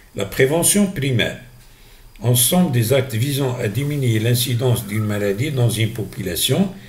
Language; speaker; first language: French; non-native, local second language; Arabic